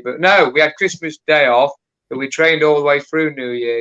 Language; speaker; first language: English; native; English